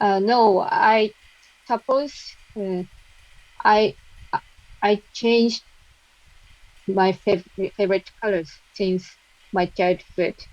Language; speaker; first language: English; non-native, learner; Japanese